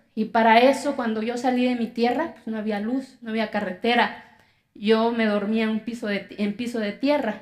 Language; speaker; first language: Spanish; non-native, local second language; Zapotec